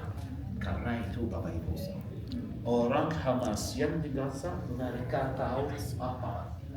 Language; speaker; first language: Indonesian; non-native, fluent; Arabic